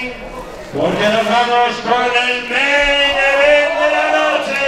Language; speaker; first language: Spanish; native; Spanish